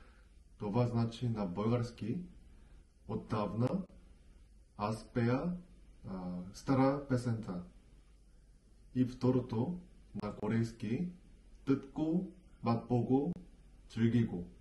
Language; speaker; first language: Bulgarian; non-native, learner; Korean